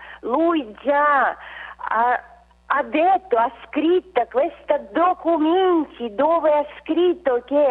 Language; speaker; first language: Italian; non-native, fluent; Russian